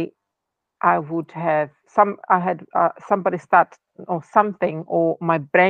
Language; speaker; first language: English; non-native, fluent; Czech